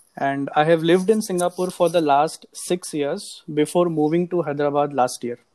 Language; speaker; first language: English; non-native, local second language; Hindi